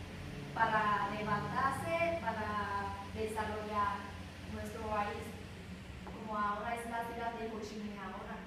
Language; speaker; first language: Spanish; non-native, learner; Vietnamese